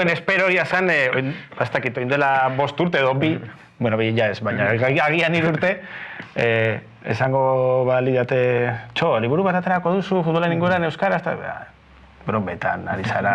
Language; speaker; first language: Basque; non-native, local second language; Spanish